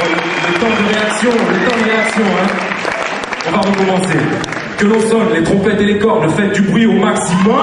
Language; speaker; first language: French; native; French